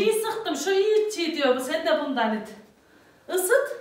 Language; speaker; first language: Turkish; native; Turkish